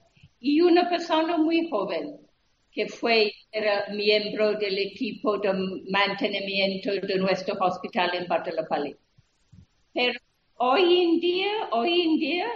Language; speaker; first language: Spanish; non-native, fluent; English